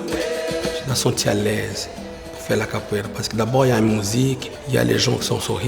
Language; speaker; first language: French; non-native, fluent; Portuguese